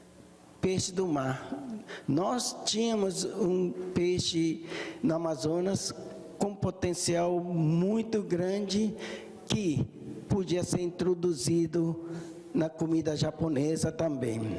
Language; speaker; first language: Portuguese; early bilingual, other home language; Japanese